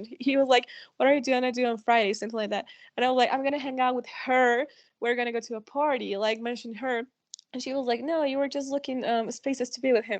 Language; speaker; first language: English; non-native, fluent; Spanish